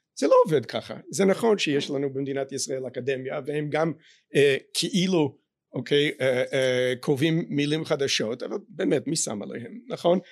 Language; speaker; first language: Hebrew; non-native, fluent; English